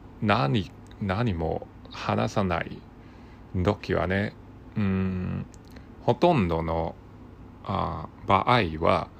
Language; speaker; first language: Japanese; non-native, learner; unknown